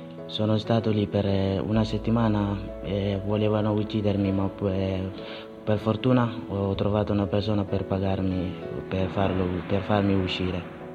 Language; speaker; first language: Italian; non-native, learner; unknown